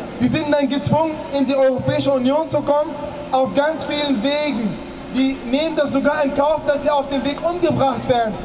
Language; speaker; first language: German; early bilingual, other home language; Arabic